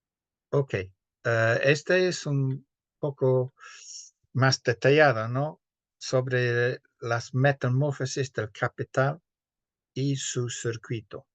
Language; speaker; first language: Spanish; non-native, fluent; English